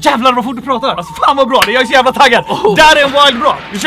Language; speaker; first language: Swedish; native; Swedish